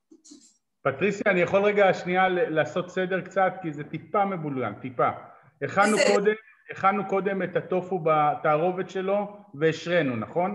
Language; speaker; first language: Hebrew; native; Hebrew